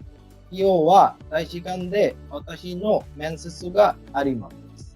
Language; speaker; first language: Japanese; non-native, learner; Bangla